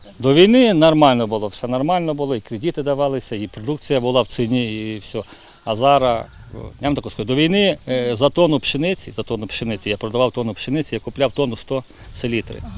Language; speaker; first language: Ukrainian; native; Ukrainian